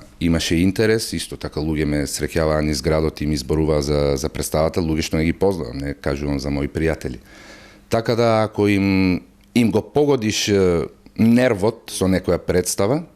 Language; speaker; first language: Macedonian; native; Macedonian